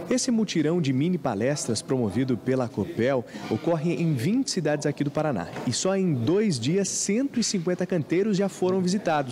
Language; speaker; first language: Portuguese; native; Portuguese